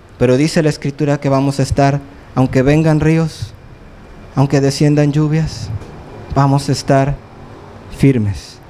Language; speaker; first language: Spanish; native; Spanish